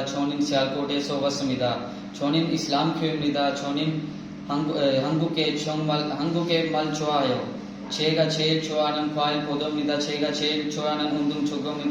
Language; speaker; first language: Korean; non-native, learner; Urdu